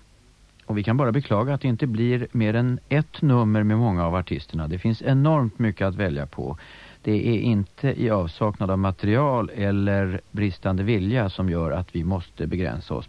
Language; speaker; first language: Swedish; native; Swedish